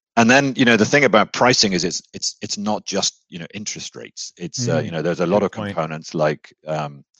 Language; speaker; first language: English; native; English